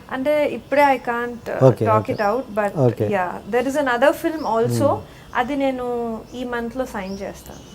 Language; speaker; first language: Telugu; native; Telugu